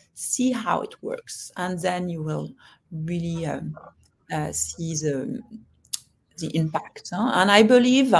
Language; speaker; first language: English; non-native, fluent; French